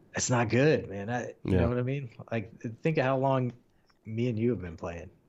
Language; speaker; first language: English; native; English